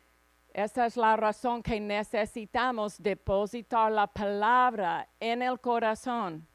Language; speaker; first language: Spanish; non-native, fluent; English